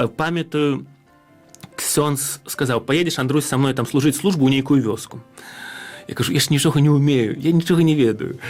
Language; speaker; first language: Belarusian; native; Belarusian